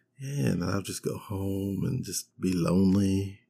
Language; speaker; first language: English; native; English